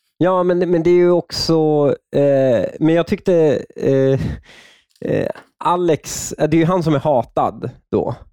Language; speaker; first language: Swedish; native; Swedish